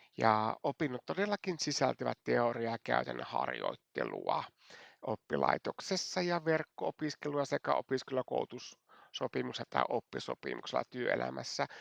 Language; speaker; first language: Finnish; non-native, fluent; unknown